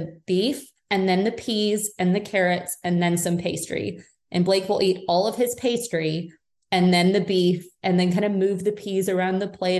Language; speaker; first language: English; native; English